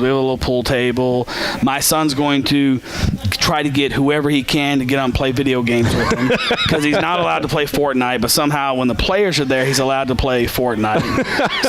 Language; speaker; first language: English; native; English